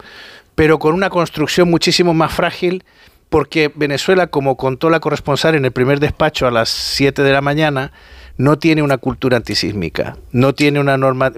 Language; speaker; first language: Spanish; native; Spanish